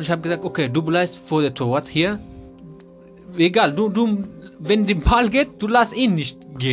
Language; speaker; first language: German; non-native, learner; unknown